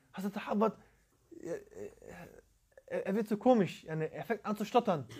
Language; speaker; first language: German; early bilingual, other home language; Turkish